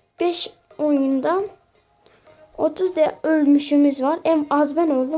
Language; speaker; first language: Turkish; native; Turkish